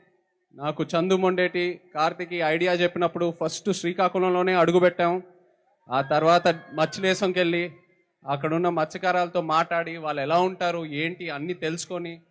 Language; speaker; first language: Telugu; native; Telugu